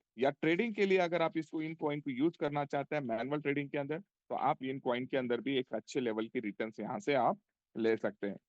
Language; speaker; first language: Hindi; non-native, local second language; Marathi